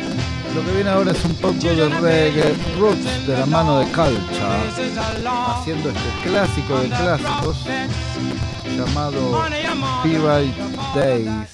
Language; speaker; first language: Spanish; native; Spanish